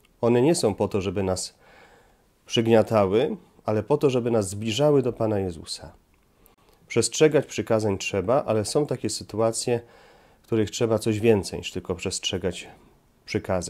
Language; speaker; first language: Polish; native; Polish